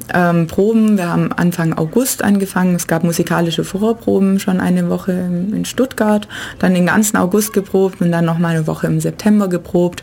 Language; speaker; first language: German; native; German